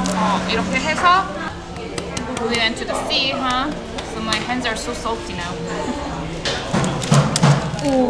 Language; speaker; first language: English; non-native, fluent; Korean